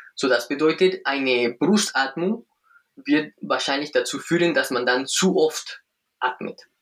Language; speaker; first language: German; non-native, fluent; Spanish